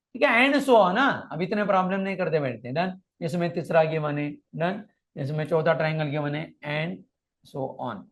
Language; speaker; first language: Hindi; non-native, local second language; Marathi